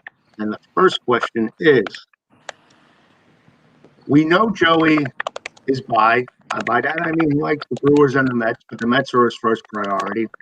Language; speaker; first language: English; native; English